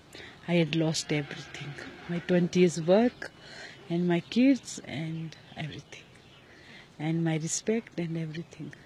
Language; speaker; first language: English; non-native, local second language; Hindi